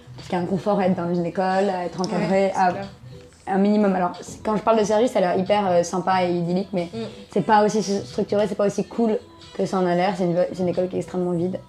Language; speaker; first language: French; native; French